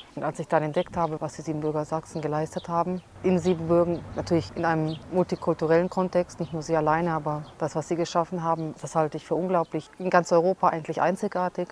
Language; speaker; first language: German; early bilingual, other home language; Hungarian